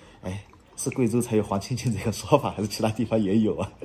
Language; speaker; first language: Chinese; native; Chinese